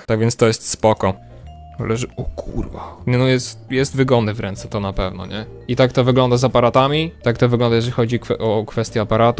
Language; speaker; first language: Polish; native; Polish